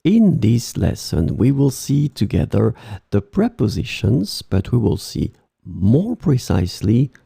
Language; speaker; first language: English; non-native, fluent; French